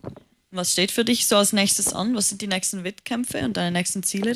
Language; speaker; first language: German; native; German